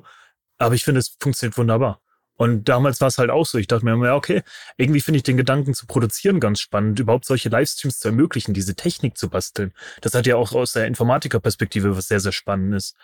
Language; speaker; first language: German; native; German